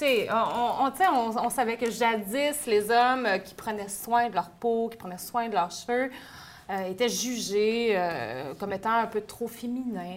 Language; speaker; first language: French; native; French